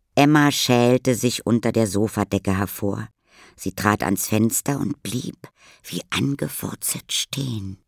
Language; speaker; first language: German; native; German